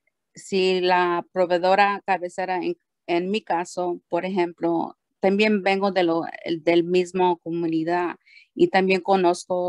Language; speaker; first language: Spanish; early bilingual, heritage; Spanish